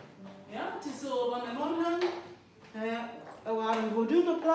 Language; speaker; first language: Dutch; non-native, learner; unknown